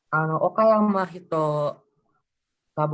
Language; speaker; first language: Japanese; non-native, learner; Indonesian